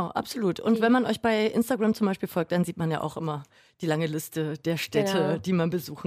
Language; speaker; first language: German; native; German